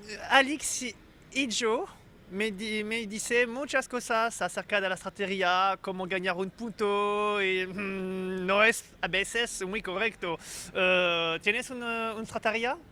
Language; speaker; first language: Spanish; non-native, learner; French